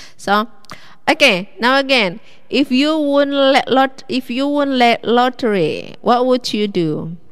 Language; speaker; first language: English; non-native, fluent; Indonesian